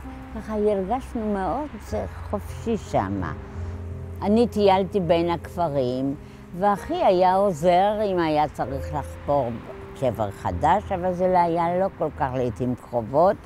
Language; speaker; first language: Hebrew; non-native, fluent; Polish